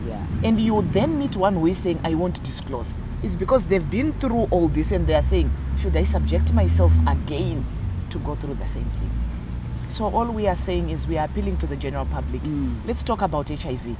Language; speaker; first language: English; non-native, local second language; Shona